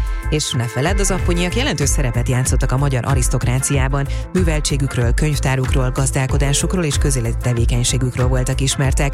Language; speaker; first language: Hungarian; native; Hungarian